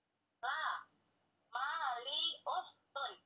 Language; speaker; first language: Arabic; non-native, learner; Indonesian